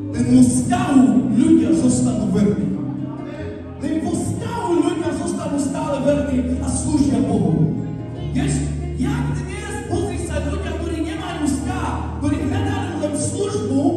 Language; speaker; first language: Slovak; non-native, local second language; Romany